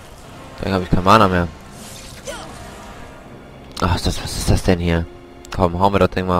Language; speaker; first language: German; native; German